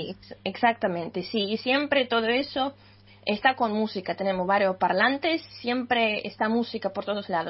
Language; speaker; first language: Spanish; non-native, fluent; Russian